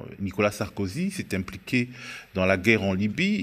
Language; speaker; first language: French; native; French